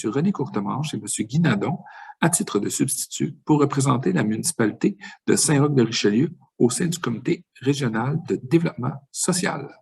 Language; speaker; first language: French; native; French